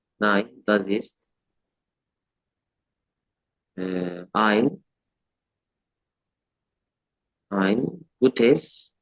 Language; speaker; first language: German; non-native, learner; Turkish